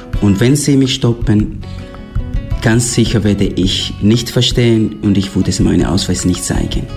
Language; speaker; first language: German; non-native, fluent; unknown